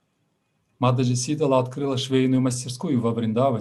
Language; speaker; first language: Russian; native; Russian